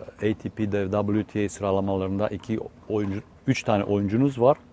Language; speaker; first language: Turkish; non-native, fluent; Romanian